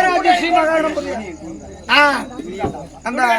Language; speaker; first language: Tamil; native; Tamil